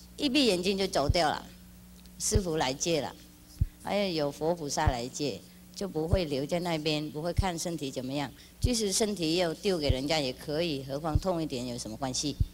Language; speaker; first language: Chinese; non-native, fluent; Vietnamese